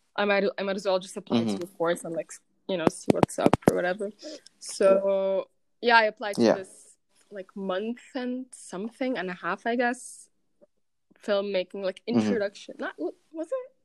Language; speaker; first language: English; non-native, fluent; Arabic